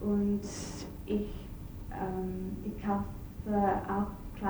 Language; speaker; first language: German; non-native, learner; English